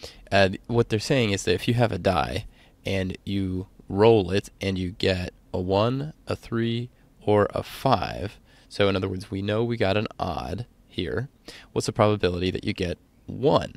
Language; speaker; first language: English; native; English